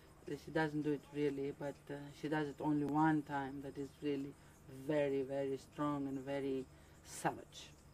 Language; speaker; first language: English; non-native, fluent; Greek